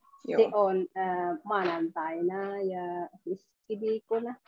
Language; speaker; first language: Finnish; non-native, learner; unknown